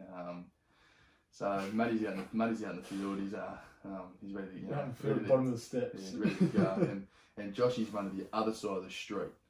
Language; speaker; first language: English; native; English